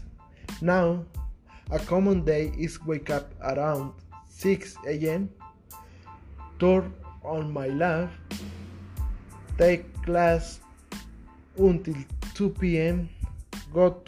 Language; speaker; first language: English; non-native, learner; Spanish